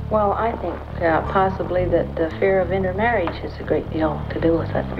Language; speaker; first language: English; native; English